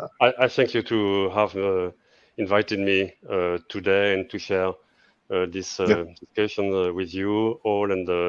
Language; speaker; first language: English; non-native, fluent; French